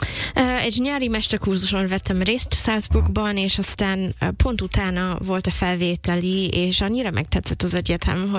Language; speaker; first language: Hungarian; non-native, fluent; English